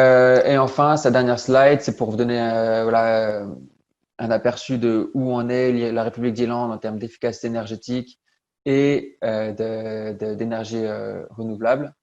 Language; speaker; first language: French; native; French